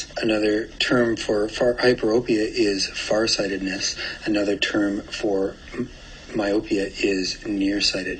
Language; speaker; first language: English; native; English